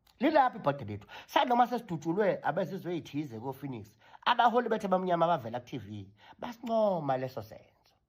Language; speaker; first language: Zulu; native; Zulu